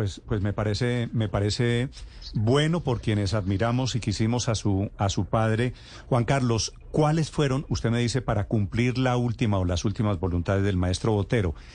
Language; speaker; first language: Spanish; native; Spanish